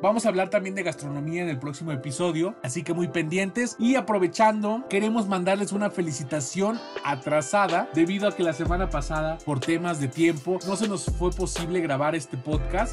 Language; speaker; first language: Spanish; native; Spanish